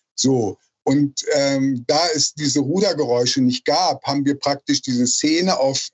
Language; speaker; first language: German; native; German